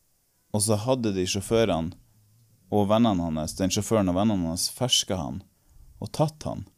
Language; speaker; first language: Norwegian; native; Norwegian